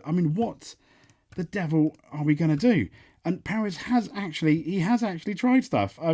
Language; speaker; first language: English; native; English